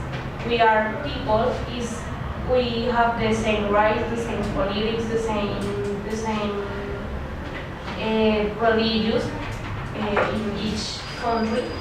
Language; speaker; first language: English; non-native, learner; Spanish